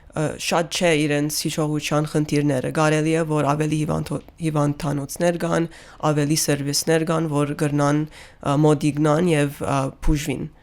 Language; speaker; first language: Armenian; early bilingual, heritage; Armenian